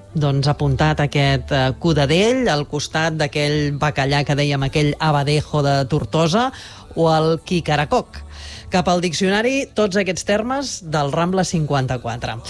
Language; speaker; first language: Catalan; native; Catalan